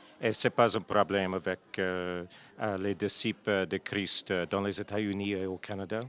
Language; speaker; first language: French; non-native, local second language; English